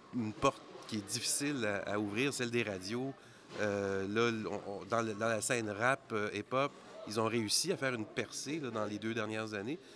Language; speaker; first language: French; native; French